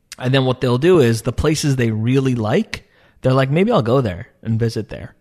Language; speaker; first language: English; early bilingual, other home language; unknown